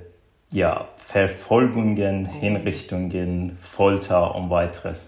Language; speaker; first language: German; non-native, fluent; Persian